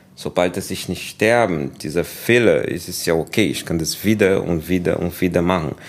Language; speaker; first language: German; non-native, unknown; Portuguese